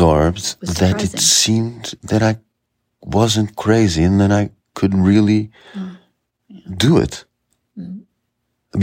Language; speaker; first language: English; non-native, fluent; Portuguese